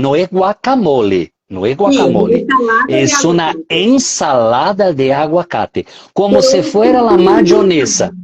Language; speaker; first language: Spanish; non-native, fluent; Portuguese